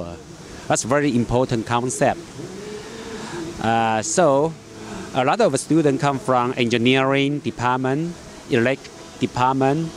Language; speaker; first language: English; non-native, learner; Chinese